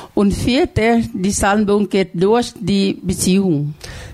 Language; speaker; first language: German; non-native, learner; Thai